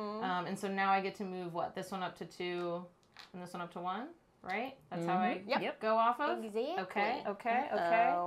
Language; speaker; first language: English; native; English